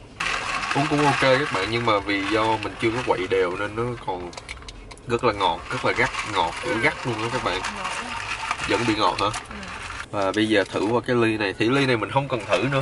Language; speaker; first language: Vietnamese; early bilingual, other home language; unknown